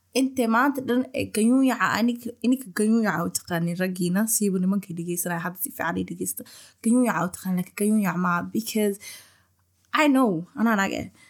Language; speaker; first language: Somali; early bilingual, heritage; Somali